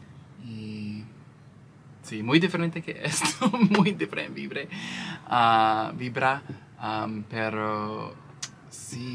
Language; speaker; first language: Spanish; non-native, learner; English